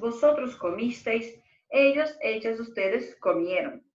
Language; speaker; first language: Spanish; non-native, fluent; Portuguese